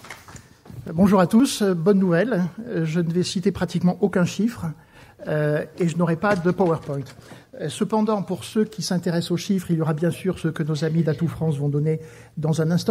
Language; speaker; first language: French; native; French